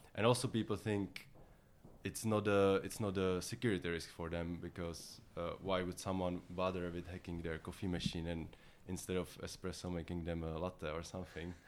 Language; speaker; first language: English; non-native, fluent; Czech